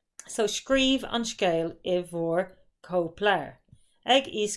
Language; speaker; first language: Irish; non-native, fluent; English